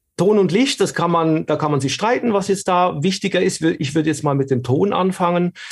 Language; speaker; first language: German; native; German